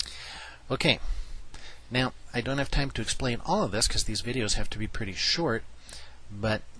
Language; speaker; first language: English; native; English